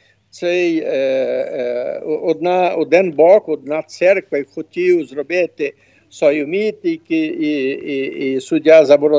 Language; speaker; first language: Ukrainian; early bilingual, heritage; Ukrainian